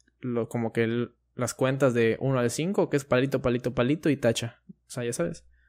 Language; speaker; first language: Spanish; native; Spanish